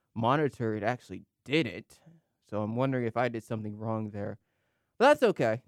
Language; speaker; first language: English; native; English